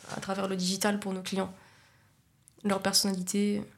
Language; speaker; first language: French; native; French